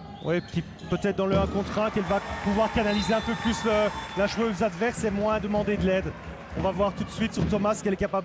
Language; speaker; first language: French; native; French